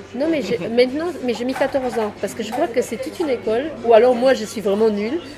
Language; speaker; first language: French; non-native, fluent; Romanian